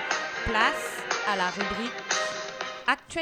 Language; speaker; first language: French; non-native, learner; Spanish